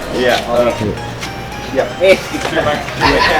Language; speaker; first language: Indonesian; non-native, local second language; English